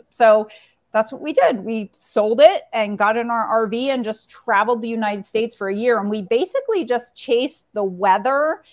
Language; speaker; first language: English; native; English